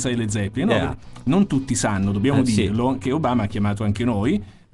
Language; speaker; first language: Italian; native; Italian